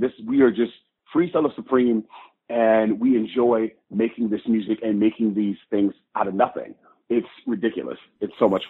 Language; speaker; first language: English; native; English